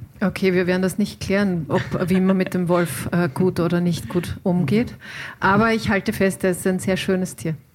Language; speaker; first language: German; native; German